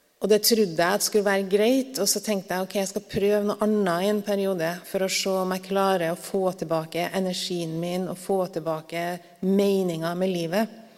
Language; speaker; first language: Norwegian; native; Norwegian